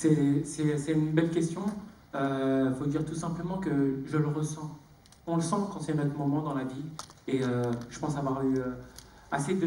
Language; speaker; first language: French; native; French